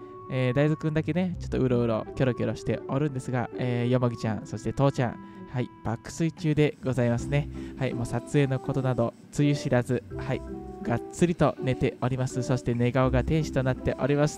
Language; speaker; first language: Japanese; native; Japanese